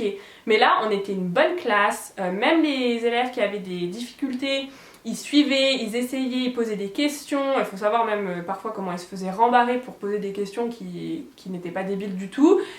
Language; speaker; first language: French; native; French